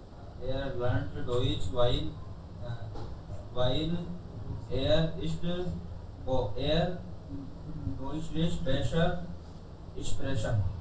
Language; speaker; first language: German; non-native, learner; Hindi